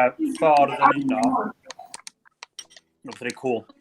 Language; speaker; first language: Welsh; native; Welsh